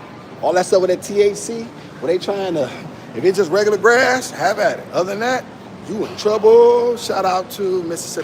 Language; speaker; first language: English; native; English